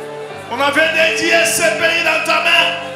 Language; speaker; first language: French; non-native, local second language; Lingala